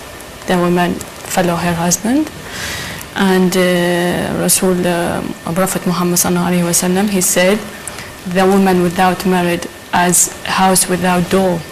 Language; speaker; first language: English; non-native, learner; Arabic